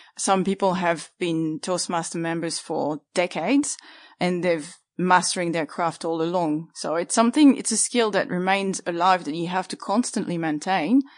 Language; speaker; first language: English; non-native, fluent; French